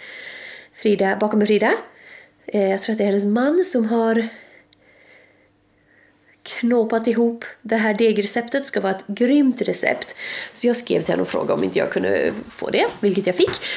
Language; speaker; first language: Swedish; native; Swedish